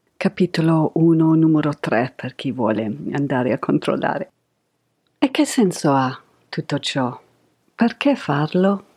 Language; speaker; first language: Italian; non-native, fluent; English